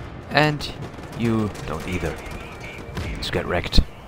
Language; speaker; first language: English; non-native, fluent; German